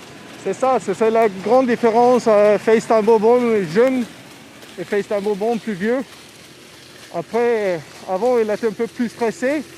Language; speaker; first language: French; non-native, fluent; Swedish